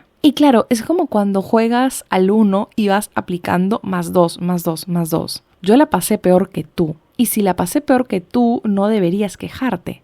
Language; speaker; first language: Spanish; native; Spanish